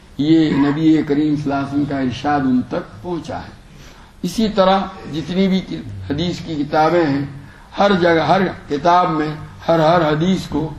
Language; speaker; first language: Urdu; non-native, local second language; Gujarati